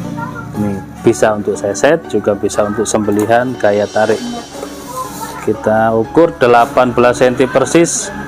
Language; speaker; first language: Indonesian; native; Indonesian